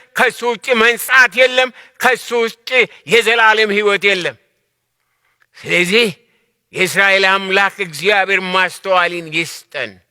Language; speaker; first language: Amharic; non-native, local second language; Oromo